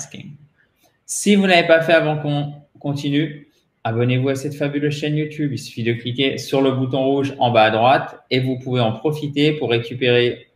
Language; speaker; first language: French; native; French